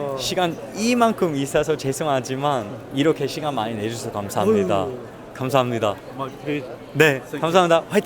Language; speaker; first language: Korean; early bilingual, heritage; Korean